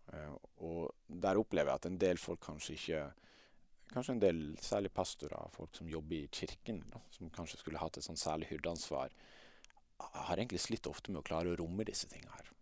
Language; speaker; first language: Norwegian; native; Norwegian